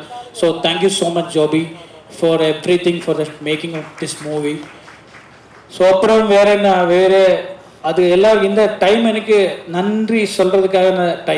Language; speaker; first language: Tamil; non-native, learner; Malayalam